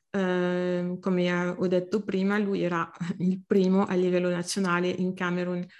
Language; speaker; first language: Italian; non-native, fluent; French